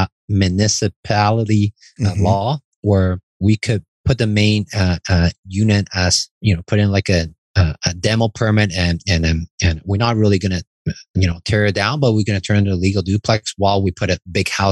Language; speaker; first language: English; non-native, fluent; Chinese